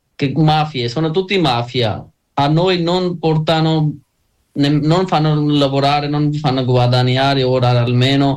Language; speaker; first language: Italian; non-native, learner; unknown